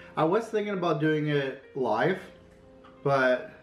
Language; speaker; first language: English; native; English